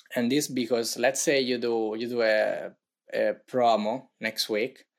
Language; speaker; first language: English; non-native, fluent; Italian